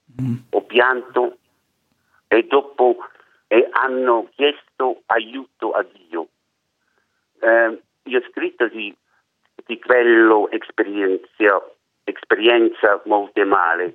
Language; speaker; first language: Italian; non-native, learner; German